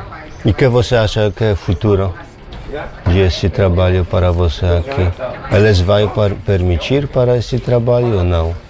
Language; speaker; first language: Portuguese; non-native, learner; Polish